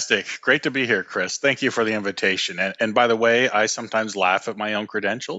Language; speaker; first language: English; native; English